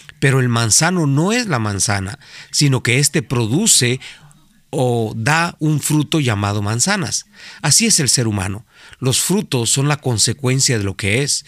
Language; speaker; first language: Spanish; native; Spanish